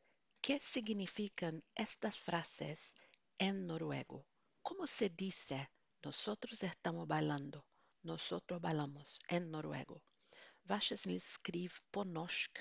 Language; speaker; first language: Spanish; non-native, fluent; Norwegian